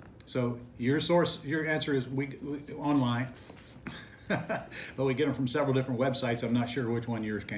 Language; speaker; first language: English; native; English